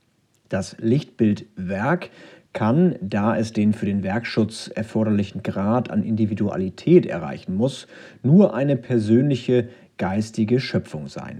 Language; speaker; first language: German; native; German